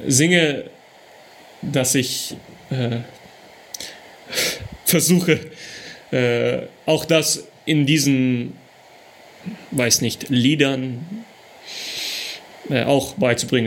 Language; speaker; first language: German; early bilingual, other home language; Russian